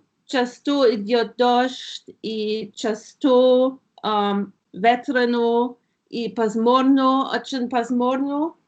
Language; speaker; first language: Russian; non-native, learner; German